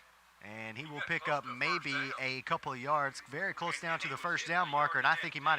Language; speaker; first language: English; native; English